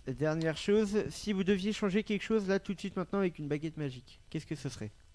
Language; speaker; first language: French; native; French